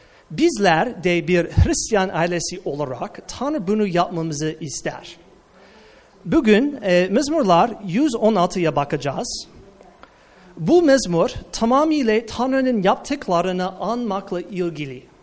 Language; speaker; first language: Turkish; non-native, fluent; English